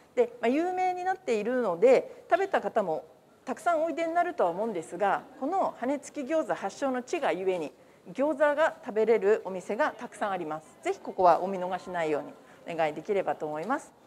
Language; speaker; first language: Japanese; native; Japanese